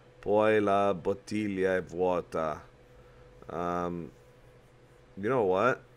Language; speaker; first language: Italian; early bilingual, heritage; English